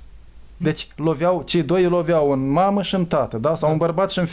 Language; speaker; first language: Romanian; native; Romanian